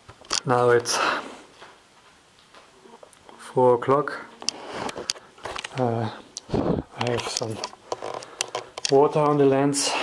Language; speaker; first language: English; non-native, learner; German